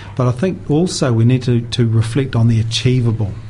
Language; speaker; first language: English; native; English